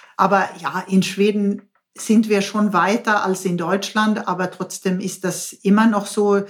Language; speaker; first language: German; non-native, fluent; Swedish